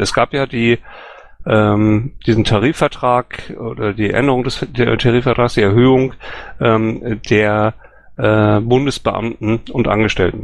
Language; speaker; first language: German; native; German